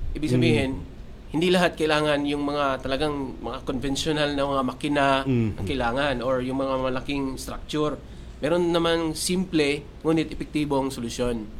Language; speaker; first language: Filipino; non-native, local second language; Cebuano